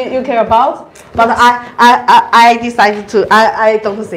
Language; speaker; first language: English; non-native, learner; Chinese